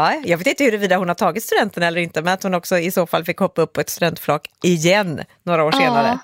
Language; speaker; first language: Swedish; native; Swedish